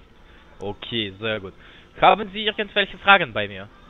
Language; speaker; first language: German; non-native, learner; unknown